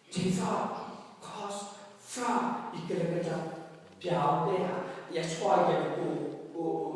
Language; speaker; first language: Danish; non-native, fluent; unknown